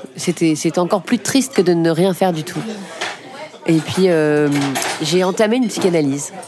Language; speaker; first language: French; native; French